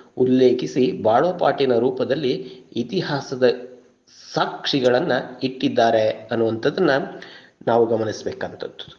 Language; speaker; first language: Kannada; non-native, local second language; Kodava